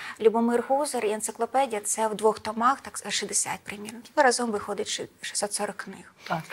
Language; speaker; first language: Ukrainian; native; Ukrainian